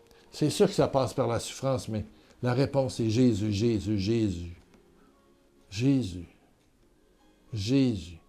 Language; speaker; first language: French; native; French